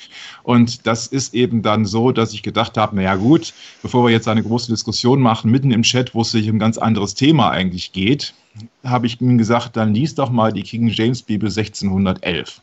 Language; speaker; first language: German; native; German